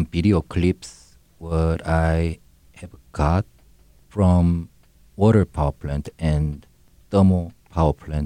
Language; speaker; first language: English; non-native, learner; Korean